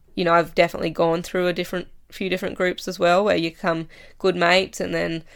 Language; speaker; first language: English; native; English